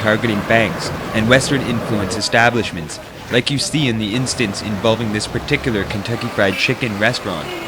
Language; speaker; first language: English; native; English